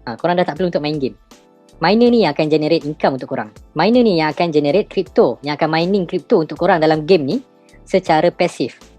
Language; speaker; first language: Malay; native; Malay